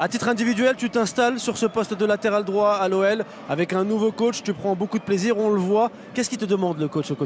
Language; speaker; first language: French; native; French